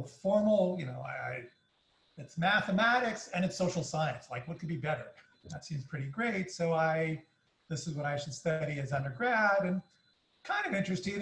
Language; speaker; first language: English; native; English